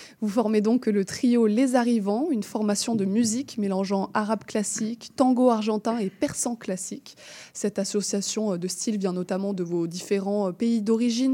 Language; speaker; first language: French; native; French